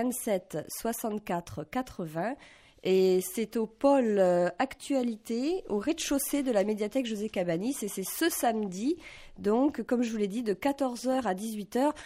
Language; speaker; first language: French; native; French